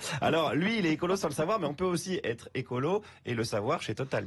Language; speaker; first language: French; native; French